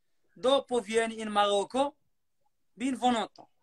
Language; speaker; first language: Italian; non-native, learner; Arabic